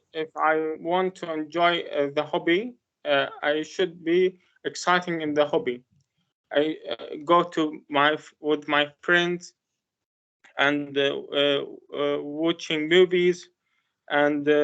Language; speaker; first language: English; non-native, learner; Arabic